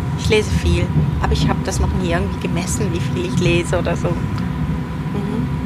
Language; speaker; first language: German; early bilingual, other home language; Turoyo